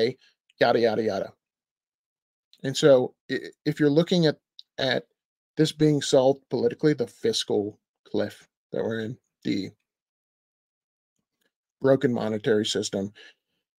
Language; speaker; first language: English; native; English